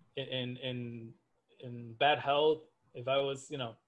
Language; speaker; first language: English; native; English